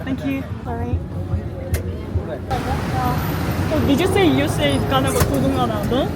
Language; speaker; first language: English; non-native, learner; Korean